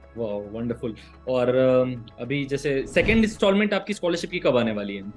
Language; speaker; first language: Hindi; native; Hindi